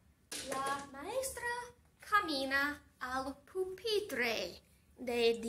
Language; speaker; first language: Spanish; non-native, fluent; English